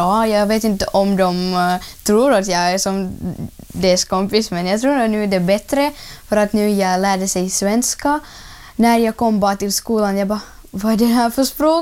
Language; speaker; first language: Swedish; non-native, learner; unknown